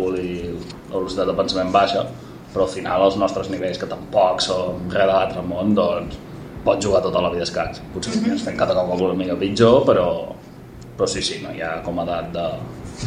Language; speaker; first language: Catalan; native; Catalan